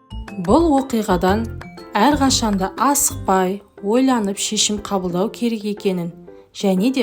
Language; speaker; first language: Kazakh; native; Kazakh